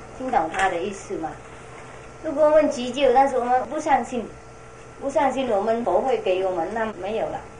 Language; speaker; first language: Chinese; non-native, fluent; Vietnamese